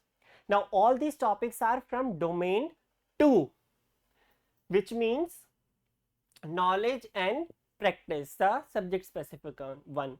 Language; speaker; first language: English; non-native, local second language; Hindi